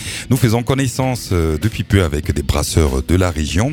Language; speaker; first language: French; native; French